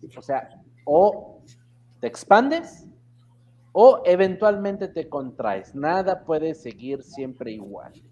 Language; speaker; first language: Spanish; early bilingual, heritage; Spanish